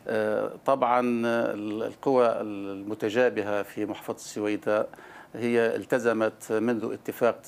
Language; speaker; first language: Arabic; native; Arabic